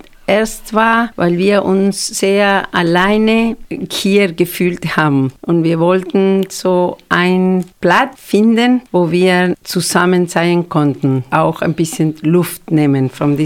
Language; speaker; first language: German; non-native, fluent; Spanish